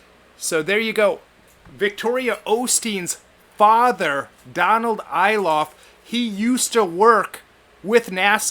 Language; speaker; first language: English; native; English